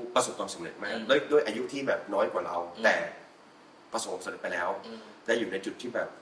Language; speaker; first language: Thai; native; Thai